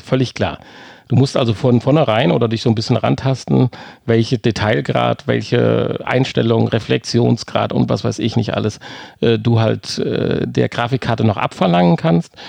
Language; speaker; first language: German; native; German